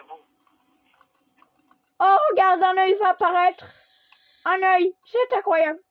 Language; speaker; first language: French; native; French